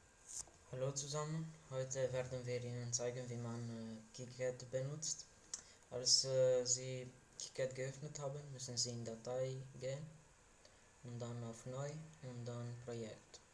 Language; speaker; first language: German; non-native, learner; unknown